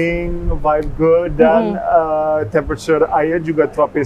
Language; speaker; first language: Indonesian; early bilingual, heritage; English